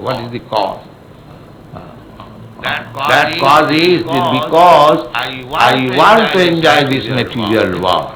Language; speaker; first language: English; non-native, local second language; Bangla